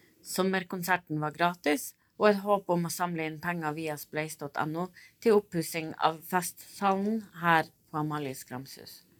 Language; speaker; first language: Norwegian; native; Norwegian